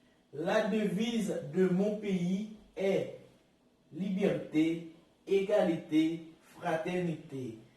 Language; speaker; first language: French; non-native, learner; Portuguese